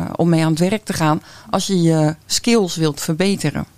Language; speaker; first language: Dutch; native; Dutch